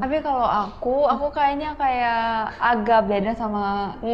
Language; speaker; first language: Indonesian; early bilingual, other home language; Korean